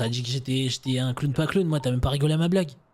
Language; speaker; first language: French; native; French